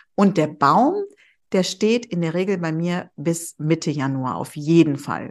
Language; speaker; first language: German; native; German